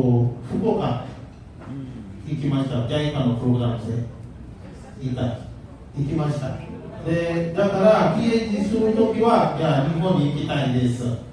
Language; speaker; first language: Japanese; non-native, learner; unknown